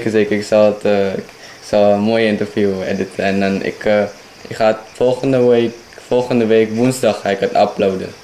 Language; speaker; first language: Dutch; non-native, fluent; Indonesian